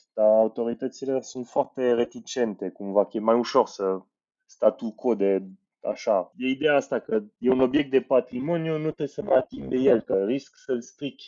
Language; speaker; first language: Romanian; non-native, fluent; French